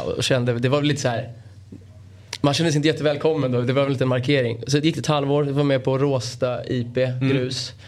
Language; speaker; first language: Swedish; native; Swedish